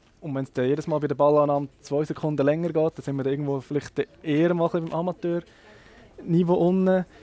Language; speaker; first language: German; native; German